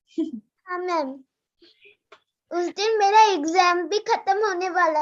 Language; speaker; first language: Hindi; native; Hindi